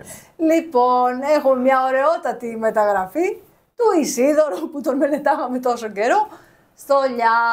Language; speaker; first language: Greek; native; Greek